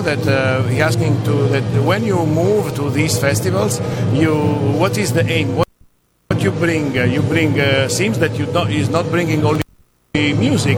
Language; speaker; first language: English; non-native, fluent; Italian